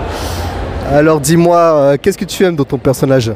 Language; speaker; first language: French; native; French